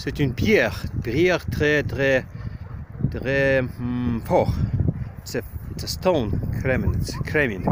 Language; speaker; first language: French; non-native, learner; Ukrainian